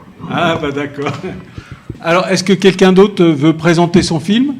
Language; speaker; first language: French; native; French